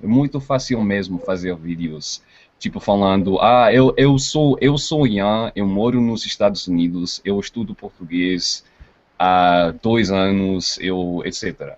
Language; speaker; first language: Portuguese; non-native, fluent; English